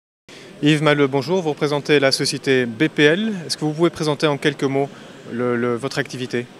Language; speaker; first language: French; native; French